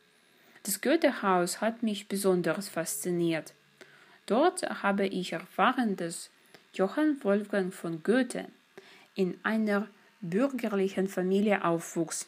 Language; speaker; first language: German; non-native, fluent; Russian